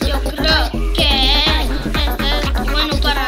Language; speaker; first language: Spanish; early bilingual, heritage; English